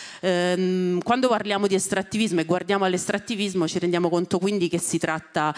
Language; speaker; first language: Italian; native; Italian